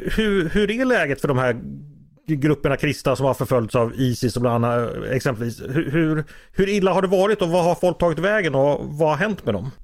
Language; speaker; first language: Swedish; native; Swedish